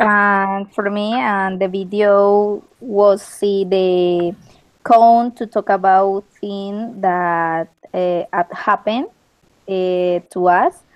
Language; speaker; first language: English; non-native, learner; Spanish